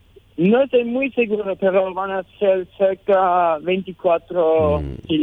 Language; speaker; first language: Spanish; non-native, local second language; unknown